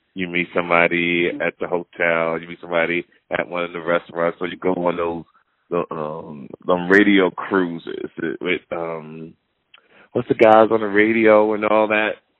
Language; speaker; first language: English; native; English